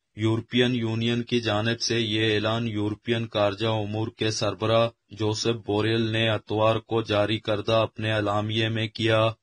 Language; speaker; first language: Urdu; non-native, local second language; Baluchi